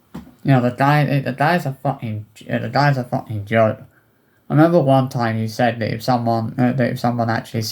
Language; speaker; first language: English; native; English